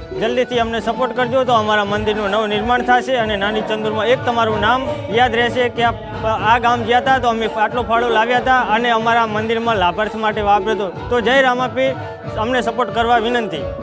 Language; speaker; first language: Gujarati; native; Gujarati